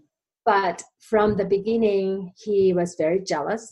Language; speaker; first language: English; non-native, fluent; Japanese